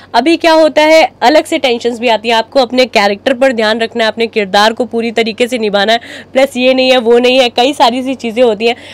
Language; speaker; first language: Hindi; native; Hindi